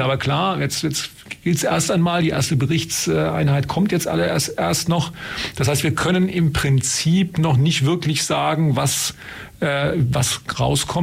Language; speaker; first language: German; native; German